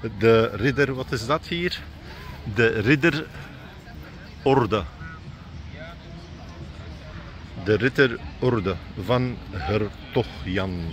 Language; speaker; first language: Dutch; non-native, fluent; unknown